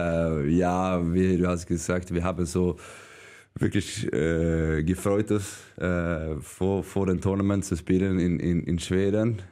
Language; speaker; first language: German; non-native, learner; Swedish